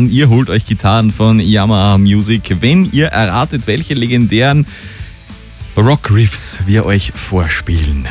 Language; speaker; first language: German; native; German